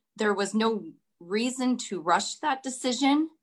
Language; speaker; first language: English; native; English